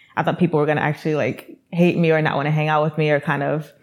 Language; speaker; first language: English; native; English